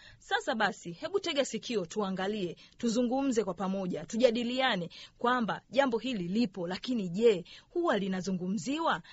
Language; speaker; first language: Swahili; native; Swahili